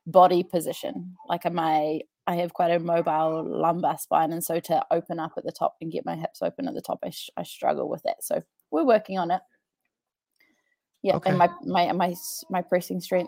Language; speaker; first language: English; native; English